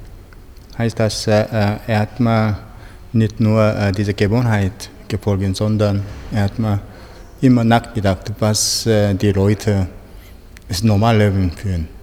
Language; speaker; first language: German; non-native, fluent; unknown